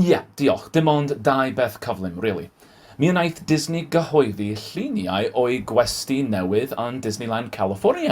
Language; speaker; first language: Welsh; non-native, learner; English